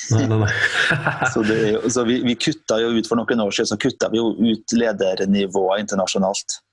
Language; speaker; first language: Norwegian; native; Norwegian